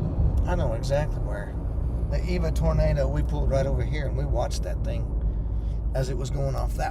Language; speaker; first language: English; native; English